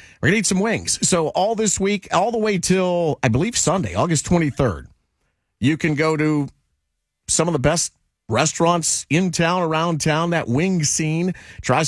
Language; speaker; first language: English; native; English